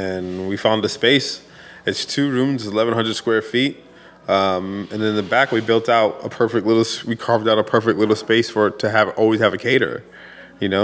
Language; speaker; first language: English; native; English